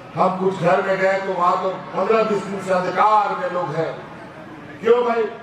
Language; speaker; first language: Hindi; native; Hindi